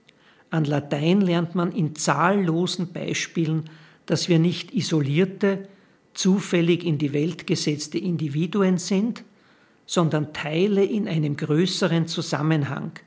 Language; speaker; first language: German; native; German